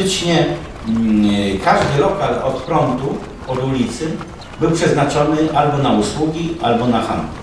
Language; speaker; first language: Polish; native; Polish